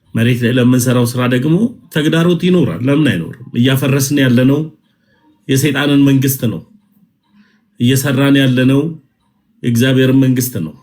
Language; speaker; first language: Amharic; native; Amharic